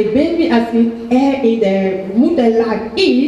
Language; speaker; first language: German; non-native, fluent; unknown